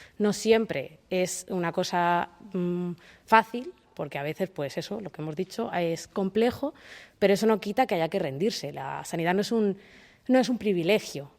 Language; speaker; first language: Spanish; native; Spanish